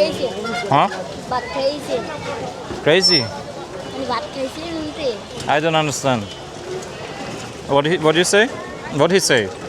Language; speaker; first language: English; non-native, learner; Slovak